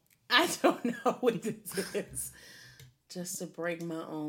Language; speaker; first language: English; native; English